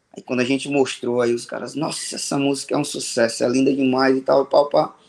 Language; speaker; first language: Portuguese; native; Portuguese